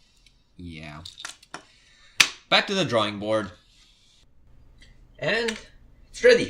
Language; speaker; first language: English; non-native, fluent; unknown